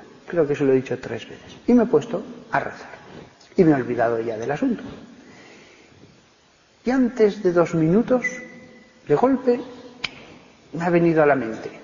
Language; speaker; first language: Spanish; native; Spanish